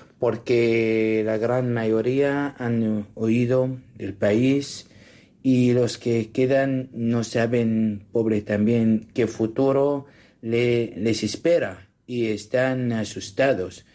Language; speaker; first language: Spanish; non-native, learner; Assyrian Neo-Aramaic